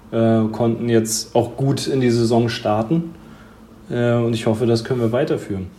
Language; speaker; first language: German; native; German